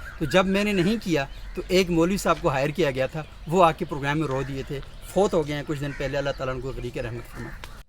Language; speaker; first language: Urdu; non-native, local second language; Northern Hindko